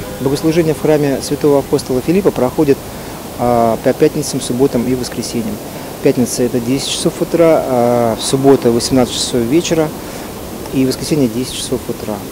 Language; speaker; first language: Russian; native; Russian